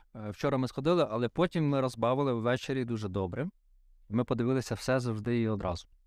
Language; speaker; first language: Ukrainian; native; Ukrainian